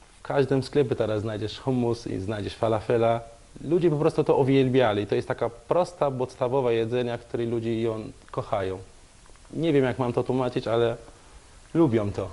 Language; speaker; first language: Polish; non-native, fluent; Arabic